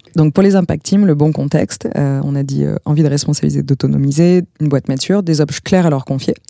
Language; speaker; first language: French; native; French